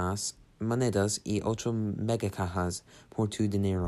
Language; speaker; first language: Spanish; non-native, learner; English